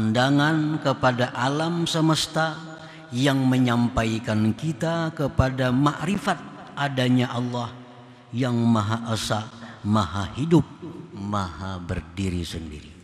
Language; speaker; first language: Indonesian; non-native, local second language; Banjar